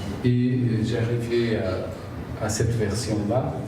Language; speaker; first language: French; non-native, fluent; Portuguese